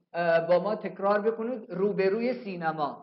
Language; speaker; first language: Persian; non-native, fluent; Urdu